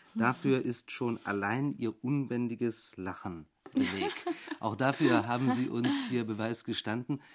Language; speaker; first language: German; native; German